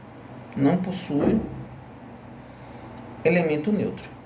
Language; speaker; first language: Portuguese; native; Portuguese